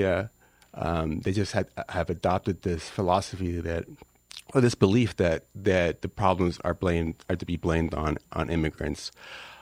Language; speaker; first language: English; non-native, fluent; Spanish